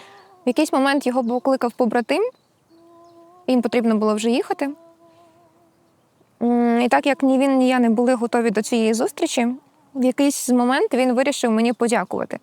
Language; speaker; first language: Ukrainian; native; Ukrainian